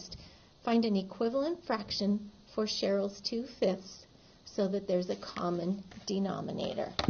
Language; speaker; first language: English; native; English